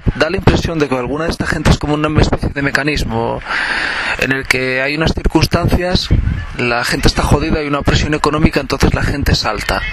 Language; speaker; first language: Spanish; native; Spanish